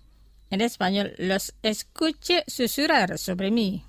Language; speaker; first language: Spanish; non-native, fluent; Indonesian